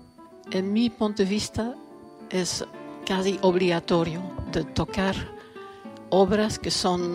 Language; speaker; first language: Spanish; non-native, learner; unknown